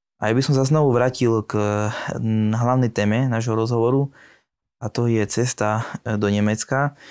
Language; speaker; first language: Slovak; native; Slovak